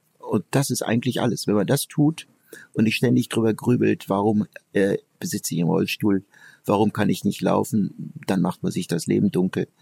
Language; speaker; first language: German; early bilingual, other home language; Turkish